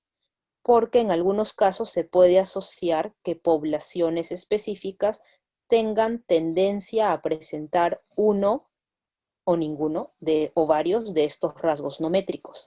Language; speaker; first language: Spanish; native; Spanish